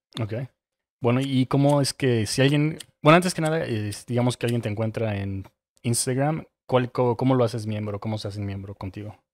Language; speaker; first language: Spanish; native; Spanish